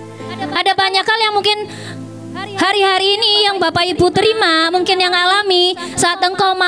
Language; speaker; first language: Indonesian; native; Indonesian